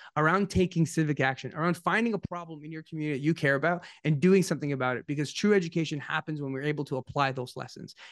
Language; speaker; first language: English; native; English